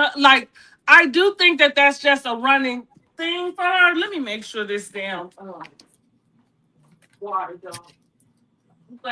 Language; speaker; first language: English; native; English